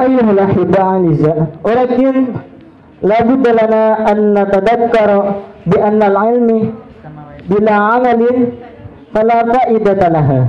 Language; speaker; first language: Arabic; non-native, learner; Indonesian